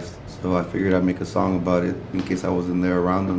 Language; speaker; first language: English; early bilingual, other home language; Spanish